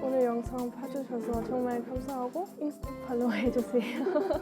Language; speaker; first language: Korean; non-native, learner; German